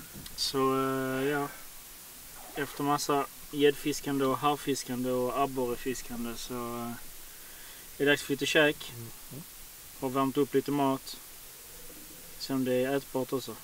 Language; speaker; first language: Swedish; native; Swedish